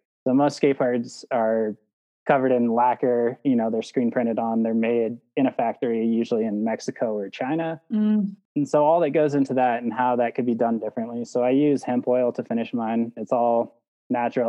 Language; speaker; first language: English; native; English